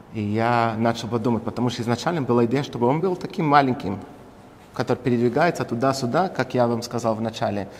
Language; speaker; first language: Russian; non-native, fluent; Spanish